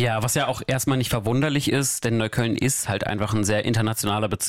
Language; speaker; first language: German; native; German